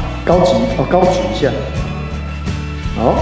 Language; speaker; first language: Chinese; native; Chinese